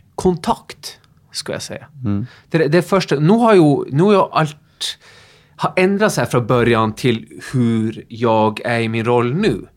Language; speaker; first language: Swedish; non-native, fluent; Norwegian